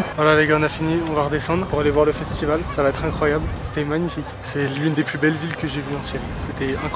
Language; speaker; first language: French; native; French